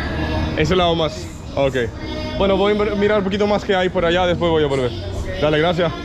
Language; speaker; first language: Spanish; non-native, fluent; English